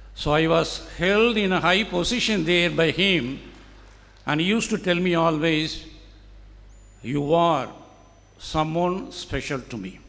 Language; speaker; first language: English; non-native, local second language; Tamil